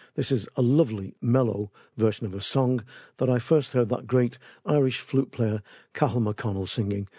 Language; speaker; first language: English; native; English